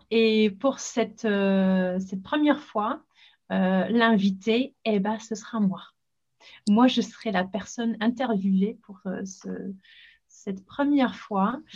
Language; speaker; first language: French; non-native, fluent; English